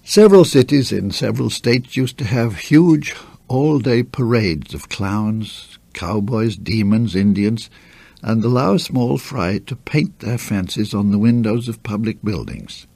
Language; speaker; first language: English; native; English